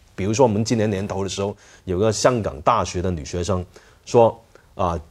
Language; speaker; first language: Chinese; non-native, fluent; Cantonese